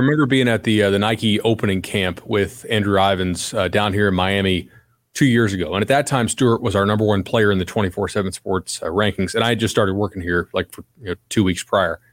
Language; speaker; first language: English; native; English